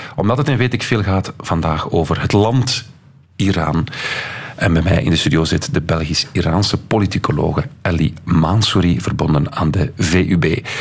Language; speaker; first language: Dutch; native; Dutch